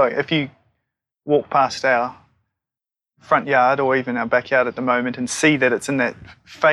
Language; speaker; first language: English; native; English